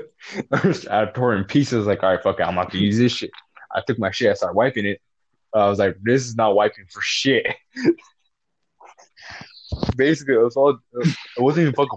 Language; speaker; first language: English; non-native, fluent; Spanish